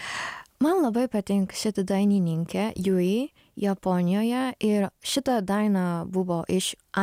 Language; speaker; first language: Lithuanian; non-native, learner; Japanese